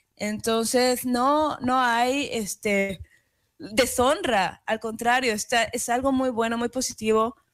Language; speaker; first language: Spanish; native; Spanish